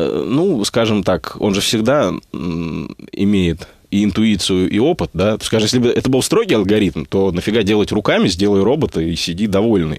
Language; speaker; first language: Russian; native; Russian